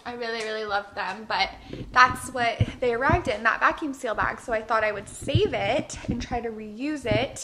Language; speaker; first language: English; native; English